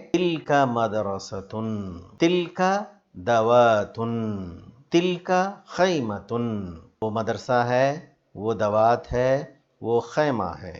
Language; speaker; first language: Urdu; native; Urdu